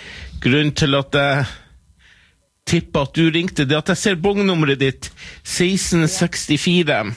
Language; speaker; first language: Norwegian; native; Norwegian